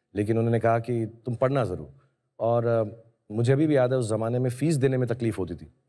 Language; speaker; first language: Hindi; native; Hindi